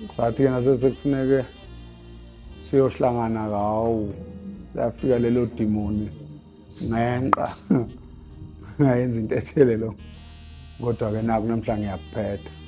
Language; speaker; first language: Zulu; native; Zulu